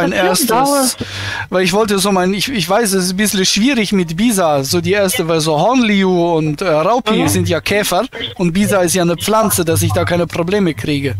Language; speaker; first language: German; native; German